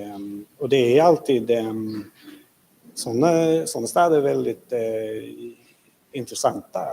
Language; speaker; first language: Swedish; non-native, fluent; English